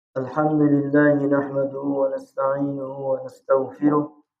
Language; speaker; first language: Malay; non-native, fluent; Western Cham